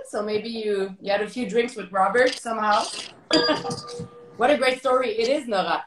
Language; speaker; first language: English; non-native, fluent; French